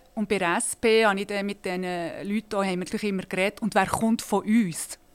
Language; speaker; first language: German; native; German